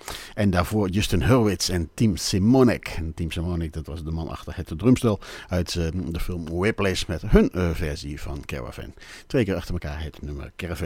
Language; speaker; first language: Dutch; native; Dutch